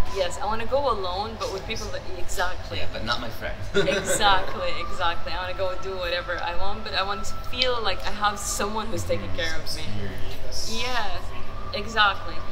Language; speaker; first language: English; non-native, fluent; Arabic